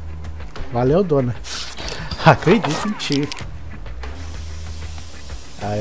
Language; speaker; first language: Portuguese; native; Portuguese